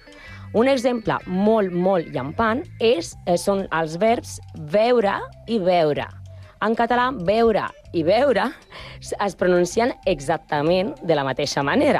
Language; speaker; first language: Catalan; non-native, learner; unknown